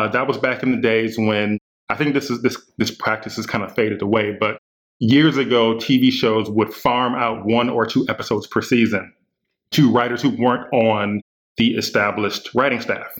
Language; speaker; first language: English; native; English